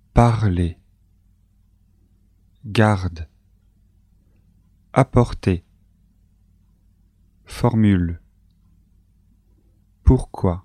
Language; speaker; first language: French; native; French